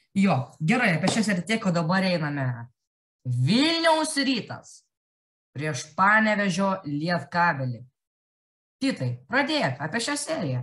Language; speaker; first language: Lithuanian; native; Lithuanian